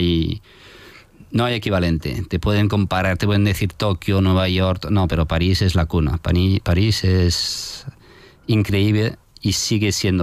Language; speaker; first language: Spanish; non-native, fluent; French